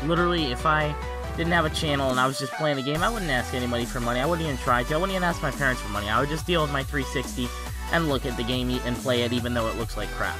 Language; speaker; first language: English; native; English